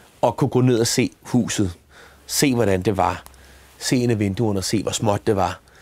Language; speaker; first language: Danish; native; Danish